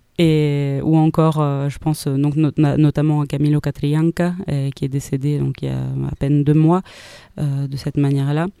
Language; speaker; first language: French; native; French